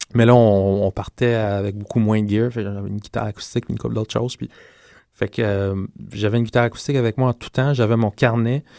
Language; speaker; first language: French; non-native, fluent; English